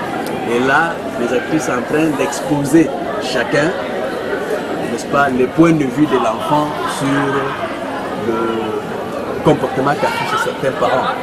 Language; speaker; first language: French; native; French